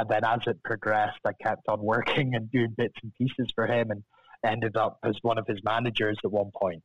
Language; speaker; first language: English; native; English